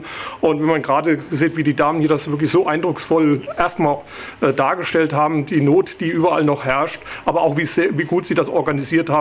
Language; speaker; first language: German; native; German